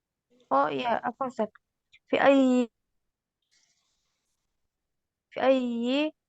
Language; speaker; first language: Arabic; non-native, learner; Indonesian